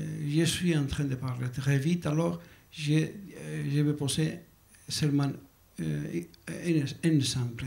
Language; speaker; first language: French; non-native, learner; Basque